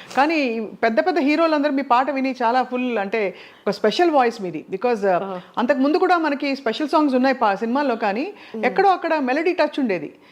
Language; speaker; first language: Telugu; native; Telugu